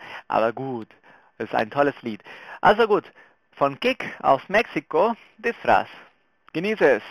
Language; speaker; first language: German; non-native, fluent; Spanish